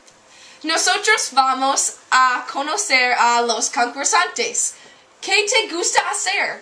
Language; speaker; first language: Spanish; non-native, learner; English